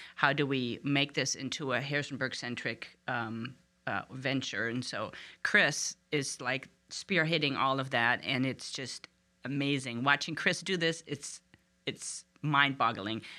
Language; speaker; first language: English; non-native, fluent; German